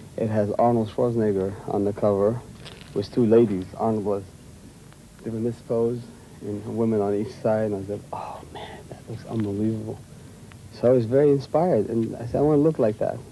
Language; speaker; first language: English; non-native, fluent; Arabic